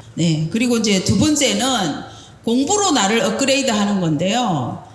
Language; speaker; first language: Korean; native; Korean